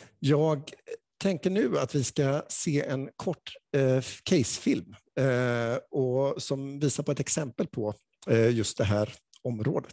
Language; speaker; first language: Swedish; native; Swedish